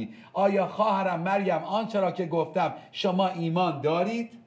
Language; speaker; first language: Persian; native; Persian